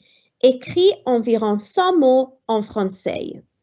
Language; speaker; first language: French; non-native, fluent; Welsh